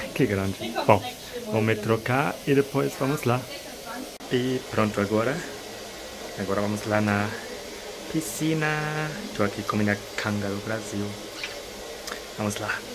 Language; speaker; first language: Portuguese; non-native, fluent; German